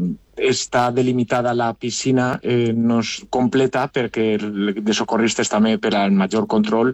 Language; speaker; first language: Catalan; native; Catalan